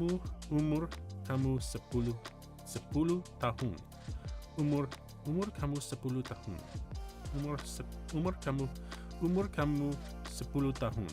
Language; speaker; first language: Indonesian; non-native, learner; English